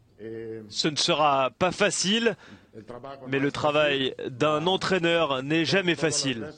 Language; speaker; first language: French; non-native, fluent; Italian